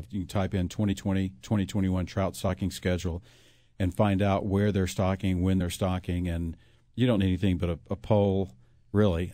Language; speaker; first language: English; native; English